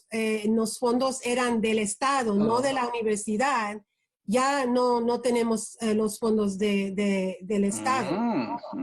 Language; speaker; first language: Spanish; early bilingual, heritage; Spanish